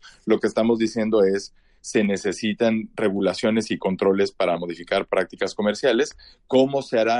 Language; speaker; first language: Spanish; native; Spanish